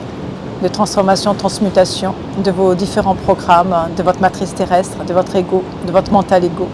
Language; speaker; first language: French; native; French